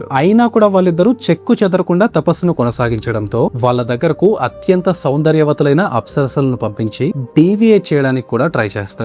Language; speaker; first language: Telugu; native; Telugu